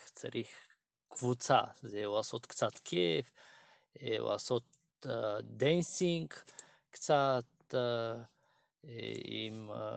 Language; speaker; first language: Hebrew; non-native, learner; Bulgarian